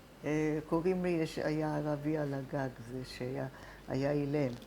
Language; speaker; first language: Hebrew; non-native, fluent; Italian